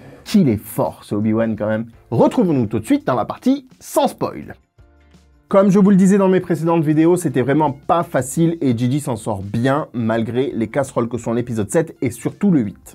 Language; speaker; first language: French; native; French